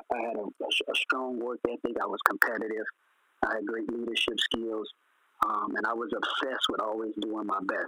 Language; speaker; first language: English; native; English